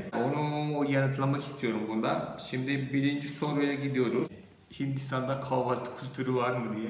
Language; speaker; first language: Turkish; non-native, fluent; Malayalam